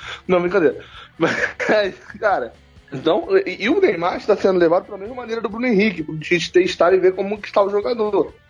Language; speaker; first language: Portuguese; native; Portuguese